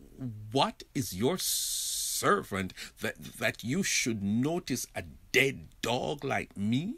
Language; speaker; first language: English; native; English